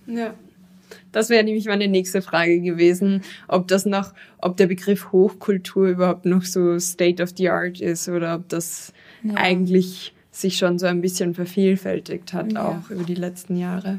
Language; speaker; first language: German; native; German